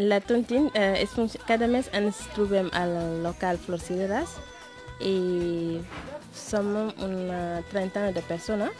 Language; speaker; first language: Catalan; non-native, learner; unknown